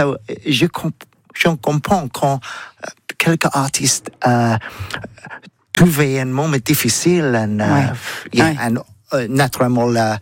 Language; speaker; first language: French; non-native, learner; English